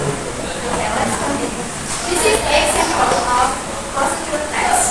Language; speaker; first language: English; non-native, fluent; Indonesian